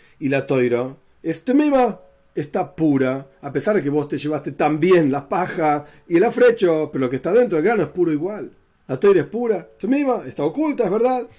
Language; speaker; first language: Spanish; native; Spanish